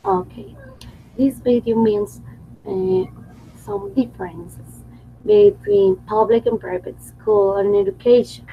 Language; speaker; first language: English; non-native, fluent; Spanish